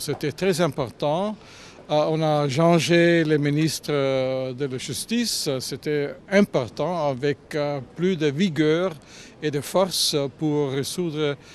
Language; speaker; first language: French; non-native, fluent; German